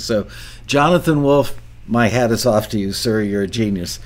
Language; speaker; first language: English; native; English